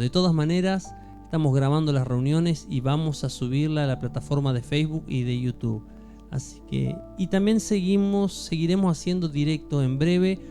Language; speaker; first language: Spanish; native; Spanish